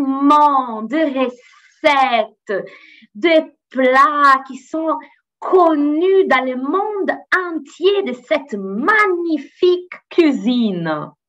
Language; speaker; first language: French; non-native, fluent; Italian